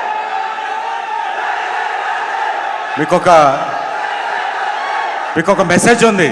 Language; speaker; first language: Telugu; native; Telugu